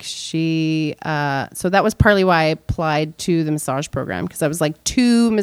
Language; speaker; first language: English; non-native, fluent; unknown